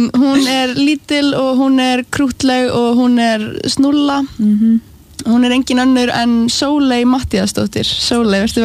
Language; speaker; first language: Icelandic; native; Icelandic